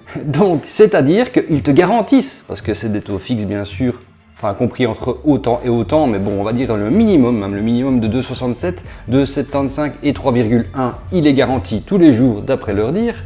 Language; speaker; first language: French; native; French